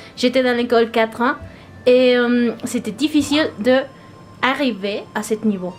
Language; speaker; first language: French; non-native, learner; Spanish